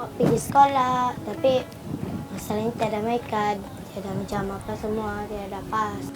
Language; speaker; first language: Indonesian; non-native, local second language; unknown